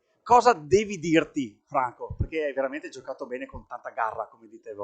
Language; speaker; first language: Italian; native; Italian